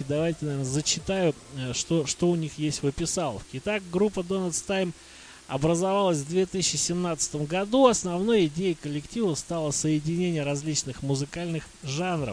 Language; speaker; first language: Russian; native; Russian